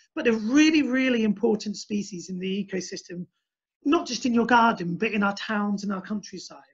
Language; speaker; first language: English; native; English